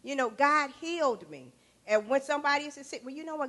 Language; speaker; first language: English; native; English